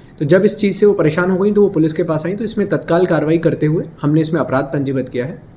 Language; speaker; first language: Hindi; native; Hindi